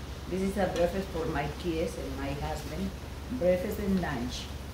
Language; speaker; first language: English; non-native, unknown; Spanish